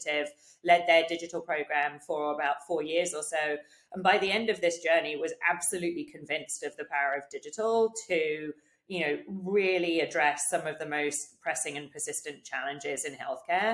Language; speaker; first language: English; native; English